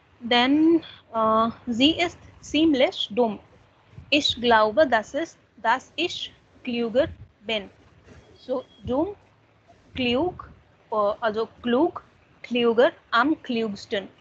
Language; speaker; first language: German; non-native, fluent; Hindi